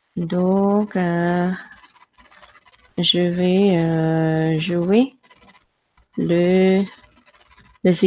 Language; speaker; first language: French; non-native, fluent; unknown